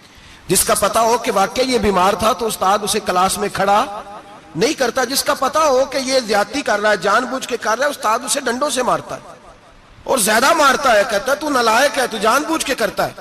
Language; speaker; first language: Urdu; non-native, local second language; Punjabi